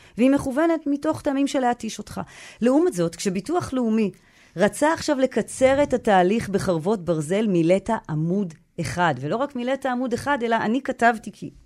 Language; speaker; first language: Hebrew; native; Hebrew